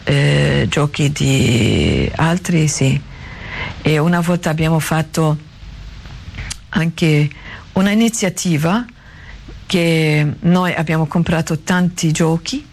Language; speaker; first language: Italian; non-native, learner; Arabic